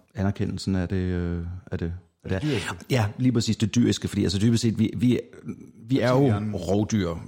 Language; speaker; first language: Danish; native; Danish